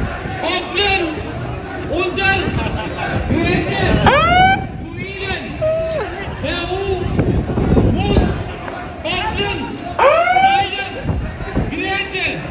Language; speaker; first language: German; non-native, learner; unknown